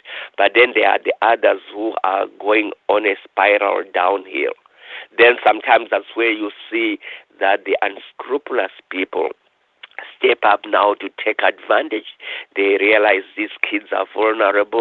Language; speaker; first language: English; non-native, local second language; Shona